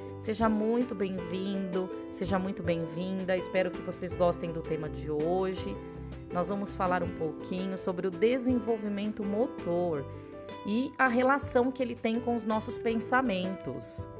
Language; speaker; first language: Portuguese; native; Portuguese